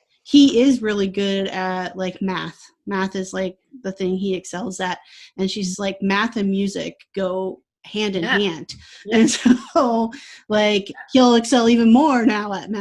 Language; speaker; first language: English; native; English